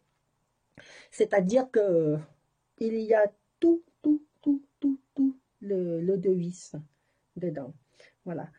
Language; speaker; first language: French; non-native, learner; Thai